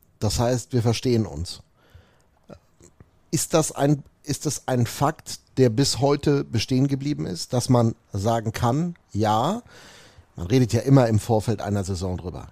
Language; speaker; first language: German; native; German